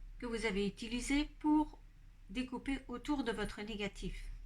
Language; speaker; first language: French; native; French